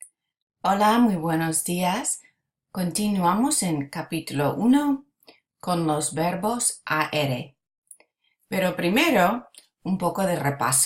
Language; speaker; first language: Spanish; non-native, fluent; English